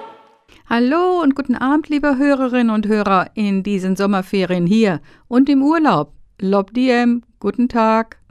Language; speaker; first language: German; native; German